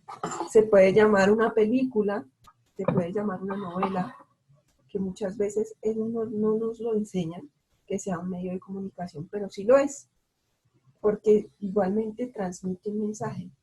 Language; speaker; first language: Spanish; native; Spanish